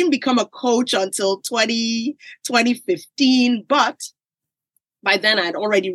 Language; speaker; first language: English; non-native, local second language; Yoruba